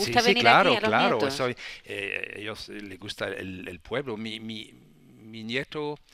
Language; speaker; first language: Spanish; non-native, learner; French